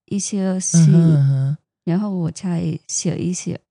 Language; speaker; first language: Chinese; non-native, fluent; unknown